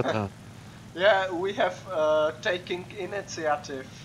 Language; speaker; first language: English; non-native, learner; Czech